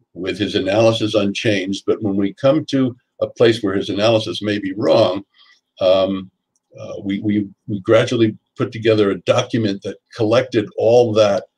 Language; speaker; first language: English; native; English